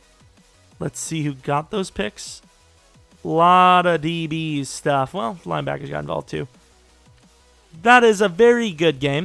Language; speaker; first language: English; native; English